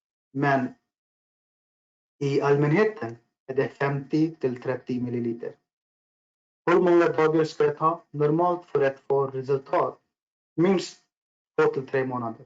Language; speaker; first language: Swedish; non-native, fluent; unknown